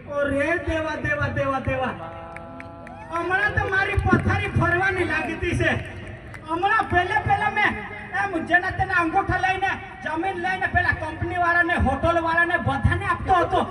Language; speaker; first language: Gujarati; non-native, local second language; Kukna